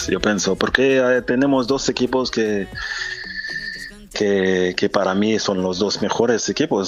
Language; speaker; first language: Spanish; non-native, fluent; French